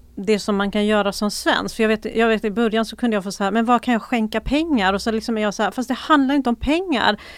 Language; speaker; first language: Swedish; early bilingual, other home language; Persian